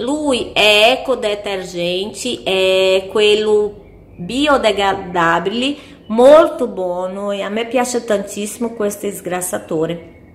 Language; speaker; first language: Italian; non-native, fluent; Portuguese